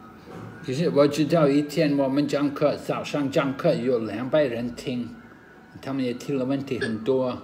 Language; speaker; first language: Chinese; non-native, learner; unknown